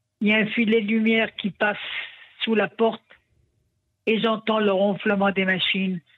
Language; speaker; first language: French; non-native, local second language; Yiddish